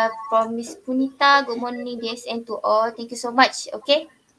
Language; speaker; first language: English; non-native, local second language; Malay